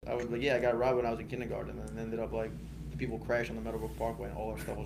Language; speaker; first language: English; native; English